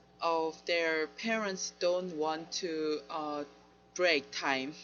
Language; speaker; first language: English; non-native, learner; Korean